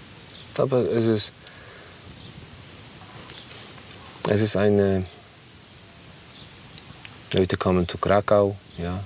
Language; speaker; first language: German; non-native, learner; Polish